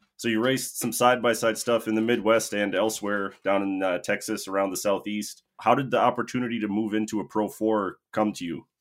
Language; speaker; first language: English; native; English